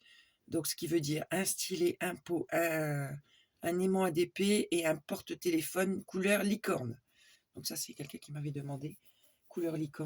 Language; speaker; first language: French; native; French